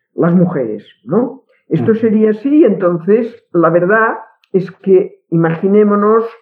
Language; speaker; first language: Spanish; non-native, local second language; Catalan